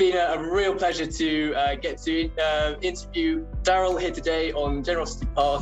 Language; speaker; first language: English; native; English